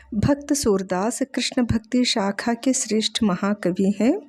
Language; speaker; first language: Hindi; non-native, local second language; Telugu